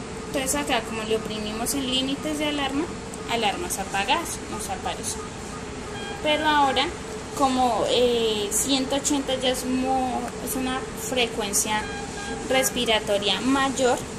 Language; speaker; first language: Spanish; native; Spanish